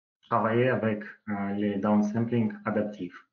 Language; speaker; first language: French; non-native, learner; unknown